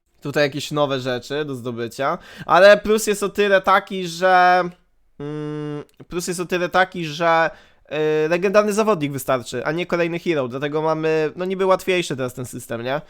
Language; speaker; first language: Polish; native; Polish